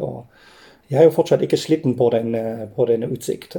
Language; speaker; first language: Norwegian; non-native, fluent; German